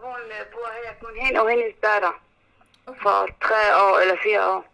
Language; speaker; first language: Danish; non-native, learner; Arabic